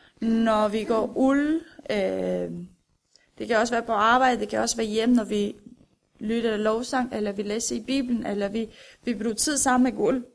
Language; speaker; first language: Danish; non-native, fluent; Romanian